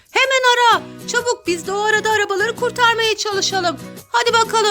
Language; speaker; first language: Turkish; native; Turkish